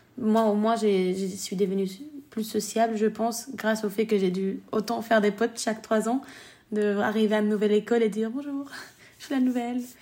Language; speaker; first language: French; early bilingual, other home language; Spanish